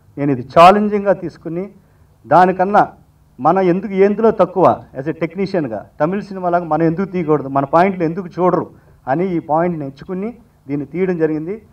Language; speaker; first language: Telugu; native; Telugu